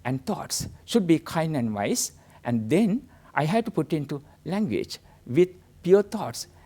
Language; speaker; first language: English; non-native, local second language; Sinhala